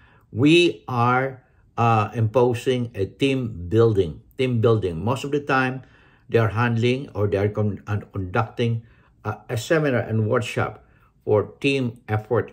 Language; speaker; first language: English; non-native, local second language; Filipino